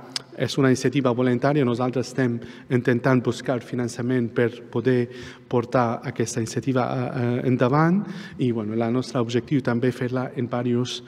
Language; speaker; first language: Catalan; non-native, fluent; Arabic